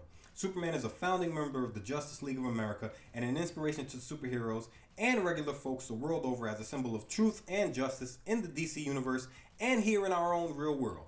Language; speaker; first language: English; native; English